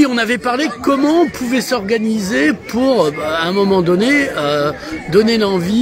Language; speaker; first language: French; native; French